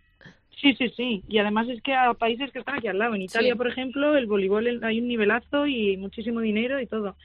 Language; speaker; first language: Spanish; native; Spanish